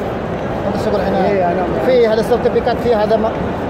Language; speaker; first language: Arabic; non-native, learner; Urdu